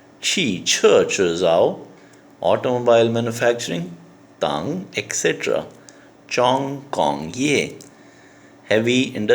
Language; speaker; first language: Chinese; non-native, learner; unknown